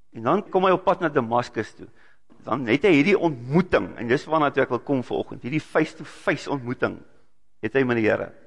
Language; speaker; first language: Afrikaans; native; Afrikaans